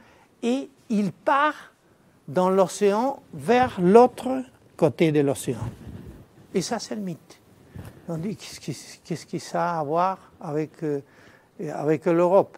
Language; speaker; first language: French; non-native, fluent; Spanish